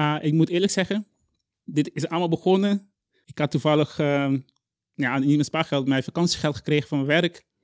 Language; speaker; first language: Dutch; non-native, local second language; Papiamento